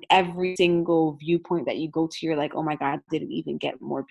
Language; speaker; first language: English; native; English